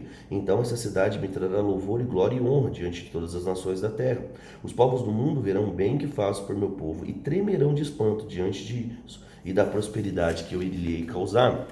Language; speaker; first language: Portuguese; native; Portuguese